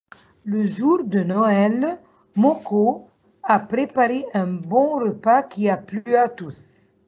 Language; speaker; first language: French; non-native, learner; Arabic